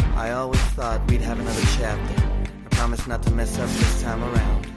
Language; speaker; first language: English; non-native, fluent; Spanish